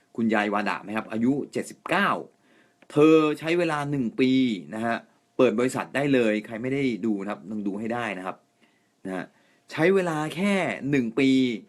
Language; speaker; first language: Thai; non-native, fluent; Japanese